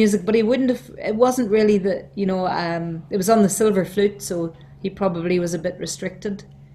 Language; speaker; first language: English; native; English